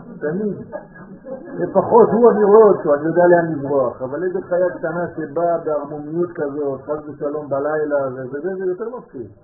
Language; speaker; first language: Hebrew; non-native, fluent; French